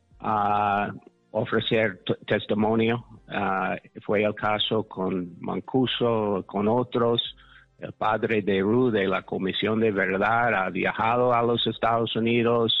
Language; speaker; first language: Spanish; non-native, fluent; English